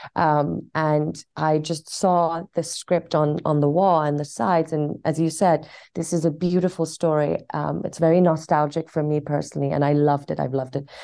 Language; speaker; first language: English; non-native, fluent; Persian